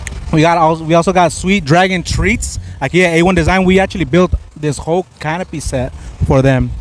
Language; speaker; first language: English; early bilingual, other home language; Spanish